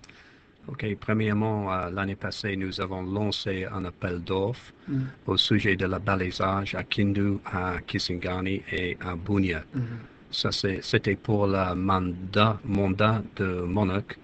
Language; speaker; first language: French; non-native, fluent; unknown